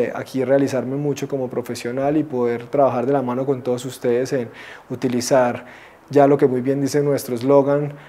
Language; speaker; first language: Spanish; native; Spanish